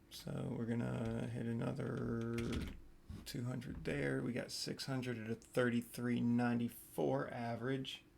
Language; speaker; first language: English; native; English